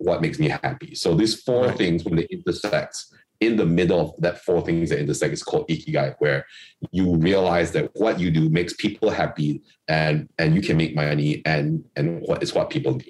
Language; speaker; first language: English; non-native, local second language; Chinese